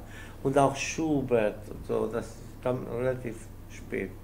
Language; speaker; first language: German; non-native, fluent; Spanish